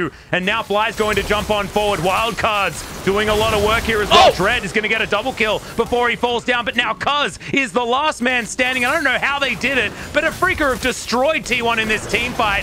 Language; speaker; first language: English; native; English